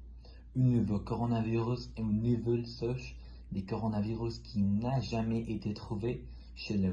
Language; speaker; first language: French; non-native, learner; Spanish